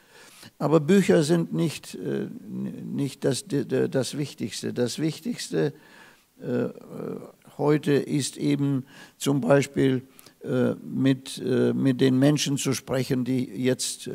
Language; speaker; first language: German; non-native, fluent; Russian